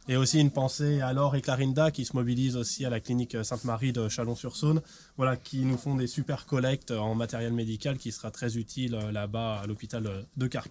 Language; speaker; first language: French; native; French